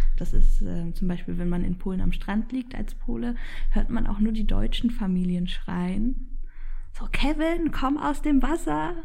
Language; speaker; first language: German; early bilingual, other home language; Polish